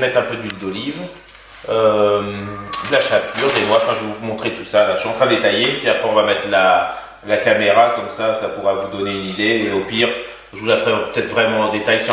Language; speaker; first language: French; native; French